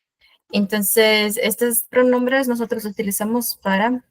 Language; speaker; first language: Spanish; non-native, fluent; Portuguese